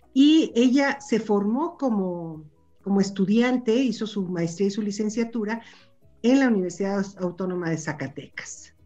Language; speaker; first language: Spanish; native; Spanish